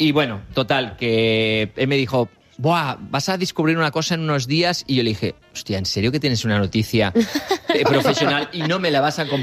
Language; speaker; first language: Spanish; native; Spanish